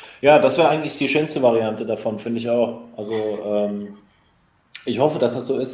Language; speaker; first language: German; native; German